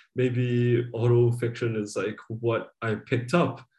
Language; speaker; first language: English; non-native, local second language; Cantonese